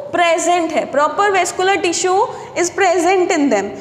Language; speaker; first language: Hindi; non-native, local second language; Punjabi